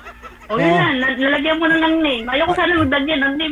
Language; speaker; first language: Filipino; native; Filipino